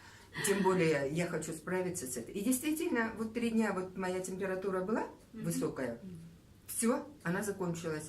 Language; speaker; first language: Russian; native; Russian